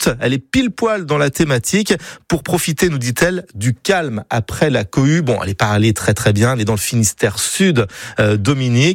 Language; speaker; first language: French; native; French